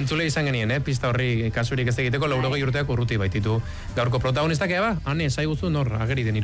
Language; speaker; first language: Basque; native; Basque